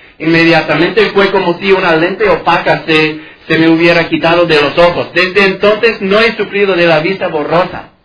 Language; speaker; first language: Spanish; non-native, fluent; English